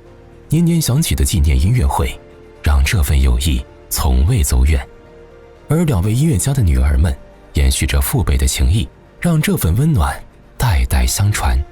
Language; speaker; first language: Chinese; native; Chinese